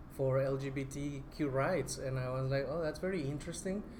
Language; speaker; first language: English; non-native, fluent; Spanish